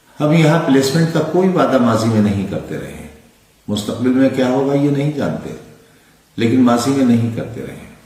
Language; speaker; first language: Urdu; native; Urdu